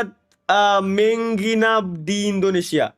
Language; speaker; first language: Indonesian; non-native, learner; Bangla